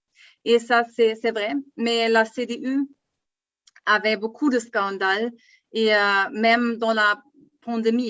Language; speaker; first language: French; non-native, learner; German